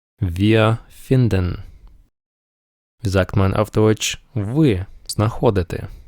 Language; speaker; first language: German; non-native, fluent; Ukrainian